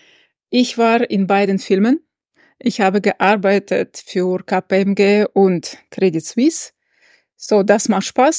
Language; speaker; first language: German; non-native, fluent; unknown